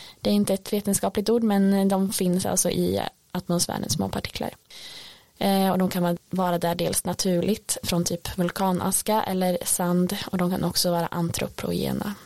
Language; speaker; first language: Swedish; native; Swedish